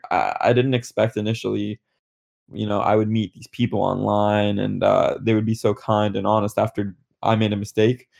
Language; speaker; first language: English; native; English